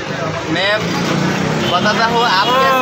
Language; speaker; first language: Hindi; non-native, learner; Bangla